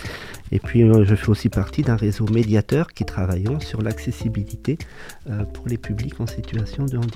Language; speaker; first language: French; native; French